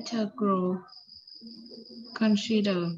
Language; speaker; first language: English; non-native, learner; Vietnamese